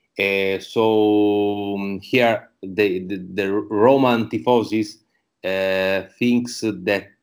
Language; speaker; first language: English; non-native, learner; Italian